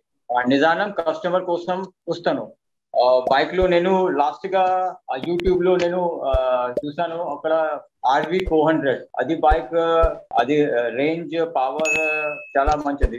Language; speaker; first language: Telugu; non-native, local second language; Hindi